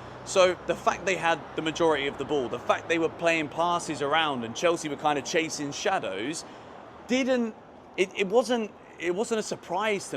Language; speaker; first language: English; native; English